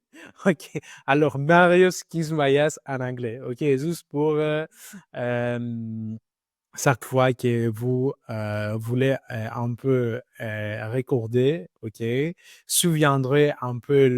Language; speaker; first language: French; non-native, learner; Greek